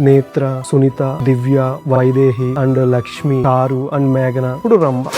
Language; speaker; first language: Telugu; native; Telugu